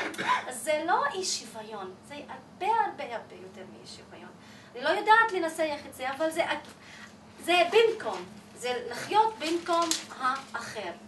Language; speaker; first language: Hebrew; non-native, local second language; Arabic